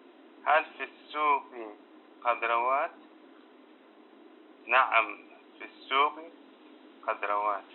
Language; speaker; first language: Arabic; non-native, learner; Tigrinya